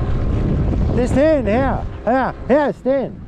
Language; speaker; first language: Danish; non-native, learner; Estonian